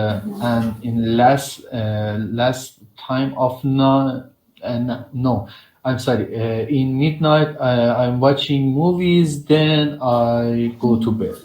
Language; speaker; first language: English; non-native, learner; Persian